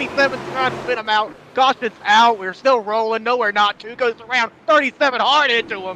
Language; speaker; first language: English; native; English